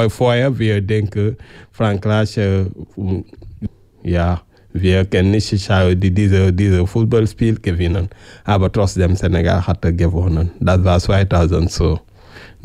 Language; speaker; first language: German; non-native, learner; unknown